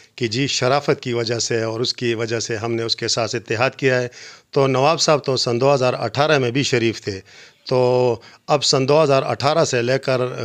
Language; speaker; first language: Urdu; non-native, local second language; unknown